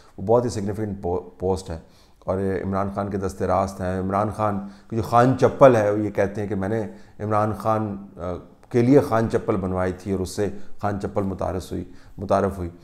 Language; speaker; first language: Urdu; native; Urdu